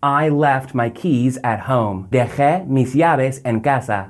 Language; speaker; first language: Spanish; non-native, fluent; English